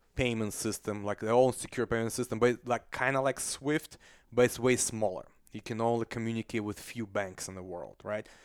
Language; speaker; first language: English; non-native, fluent; Kazakh